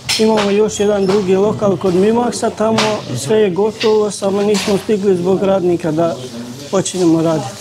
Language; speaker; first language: Croatian; non-native, fluent; Albanian